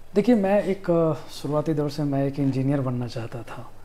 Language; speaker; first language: Hindi; native; Hindi